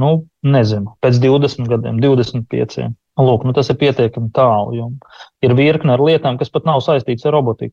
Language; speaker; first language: Latvian; native; Latvian